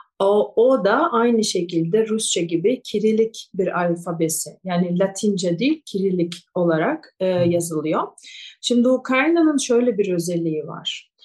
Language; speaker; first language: Turkish; non-native, fluent; Russian